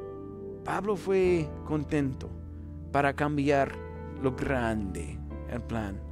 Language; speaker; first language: Spanish; non-native, fluent; English